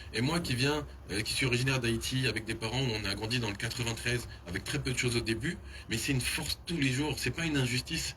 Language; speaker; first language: French; early bilingual, other home language; Haitian Creole